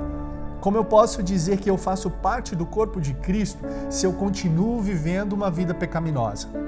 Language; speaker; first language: Portuguese; native; Portuguese